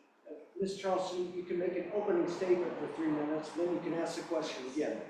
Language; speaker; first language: English; native; English